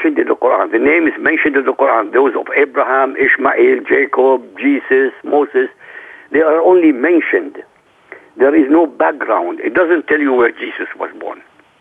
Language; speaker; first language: English; non-native, fluent; Arabic